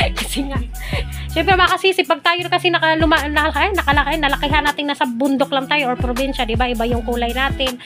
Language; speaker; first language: Filipino; non-native, local second language; Cebuano